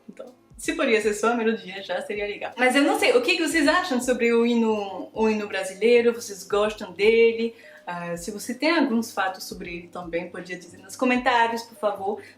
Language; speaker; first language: Portuguese; non-native, fluent; French